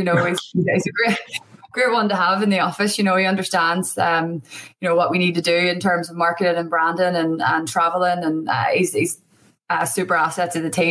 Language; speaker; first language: English; native; English